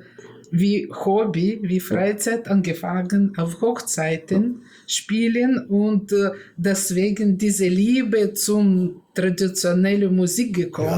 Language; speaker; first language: German; non-native, learner; Russian